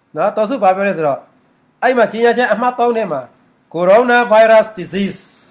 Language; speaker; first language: Burmese; non-native, local second language; Mon